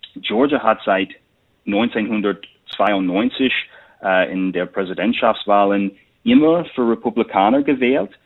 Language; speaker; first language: German; non-native, fluent; English